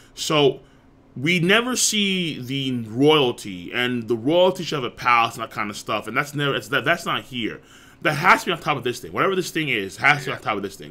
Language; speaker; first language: English; native; English